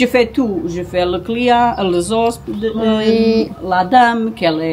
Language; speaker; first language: French; non-native, learner; Portuguese